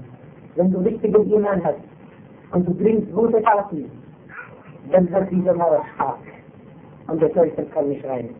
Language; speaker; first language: German; non-native, fluent; Arabic